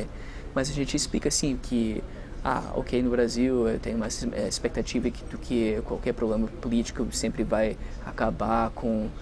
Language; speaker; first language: Portuguese; non-native, fluent; English